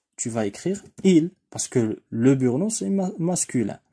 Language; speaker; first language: French; non-native, local second language; Arabic